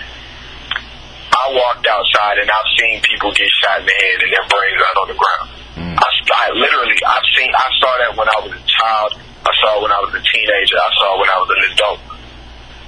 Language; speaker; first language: English; native; English